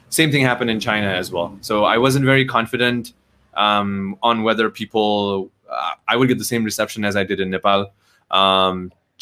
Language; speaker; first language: English; non-native, local second language; Nepali